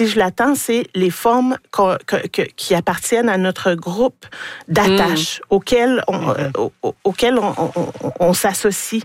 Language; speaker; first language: French; native; French